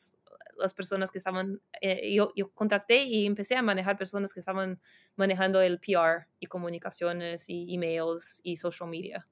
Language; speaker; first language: Spanish; non-native, fluent; Portuguese